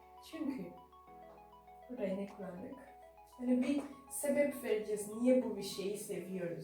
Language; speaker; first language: Turkish; non-native, fluent; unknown